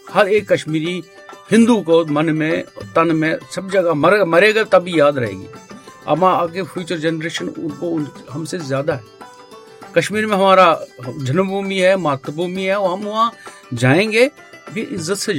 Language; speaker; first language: Hindi; native; Hindi